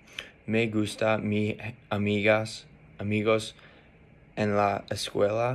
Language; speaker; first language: Spanish; non-native, learner; English